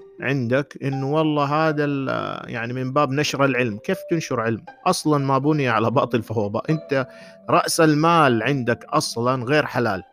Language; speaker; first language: Arabic; native; Arabic